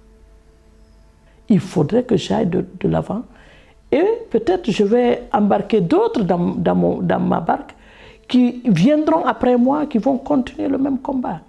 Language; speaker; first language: French; non-native, local second language; Fula